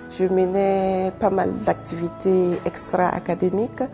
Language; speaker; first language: French; non-native, local second language; Mossi